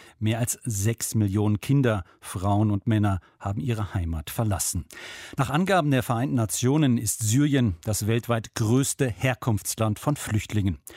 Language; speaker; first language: German; native; German